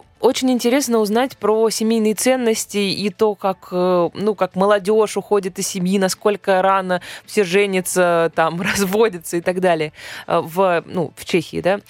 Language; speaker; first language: Russian; native; Russian